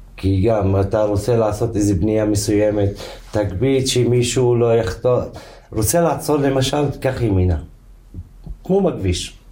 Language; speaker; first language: Hebrew; non-native, local second language; Arabic